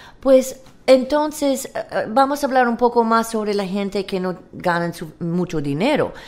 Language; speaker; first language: Spanish; non-native, learner; English